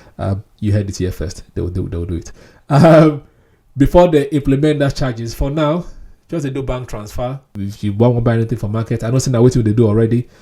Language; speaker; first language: Nigerian Pidgin; non-native, local second language; Yoruba